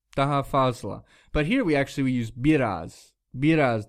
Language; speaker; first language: Turkish; non-native, learner; English